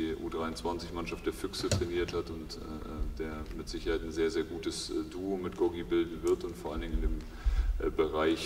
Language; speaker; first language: German; native; German